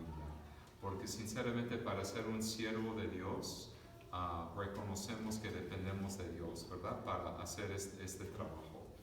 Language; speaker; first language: Spanish; early bilingual, other home language; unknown